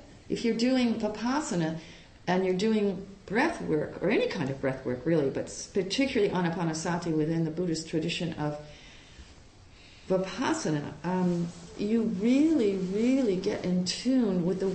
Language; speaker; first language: English; native; English